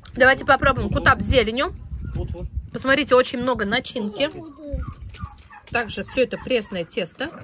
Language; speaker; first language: Russian; native; Russian